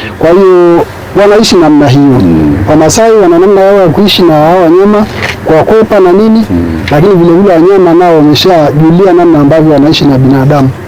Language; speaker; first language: Swahili; non-native, local second language; Masai